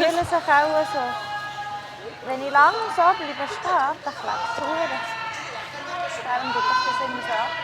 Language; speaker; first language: German; native; German